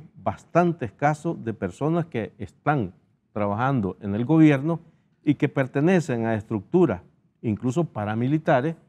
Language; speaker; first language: Spanish; native; Spanish